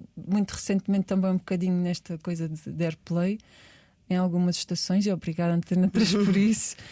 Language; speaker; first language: Portuguese; native; Portuguese